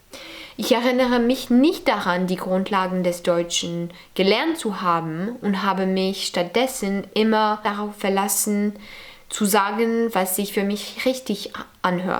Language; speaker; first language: German; early bilingual, other home language; French